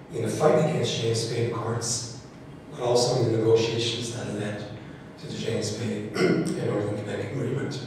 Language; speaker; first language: English; non-native, fluent; Cree